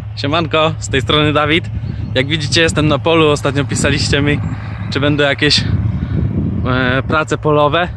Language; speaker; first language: Polish; native; Polish